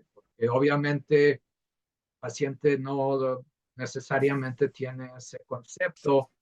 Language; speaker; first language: Spanish; native; Spanish